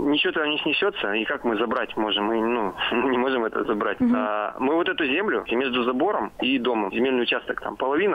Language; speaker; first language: Russian; non-native, fluent; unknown